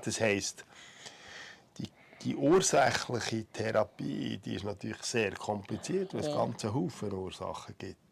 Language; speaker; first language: German; native; German